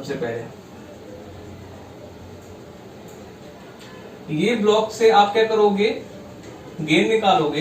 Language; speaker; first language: Hindi; native; Hindi